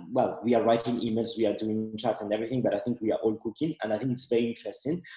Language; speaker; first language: English; non-native, fluent; Malagasy